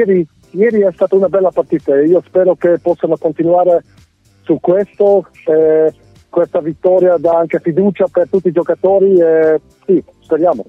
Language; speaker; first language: Italian; non-native, fluent; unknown